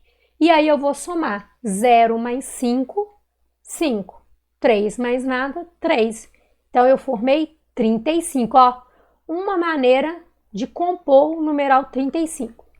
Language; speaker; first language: Portuguese; native; Portuguese